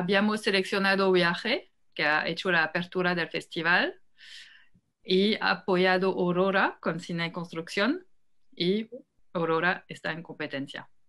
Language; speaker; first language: Spanish; non-native, fluent; French